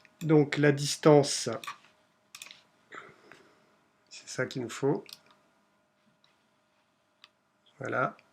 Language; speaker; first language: French; native; French